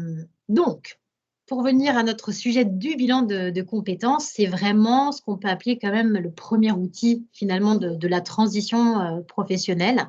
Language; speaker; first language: French; native; French